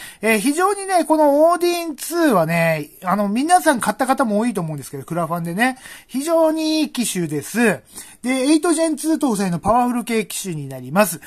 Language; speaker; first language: Japanese; native; Japanese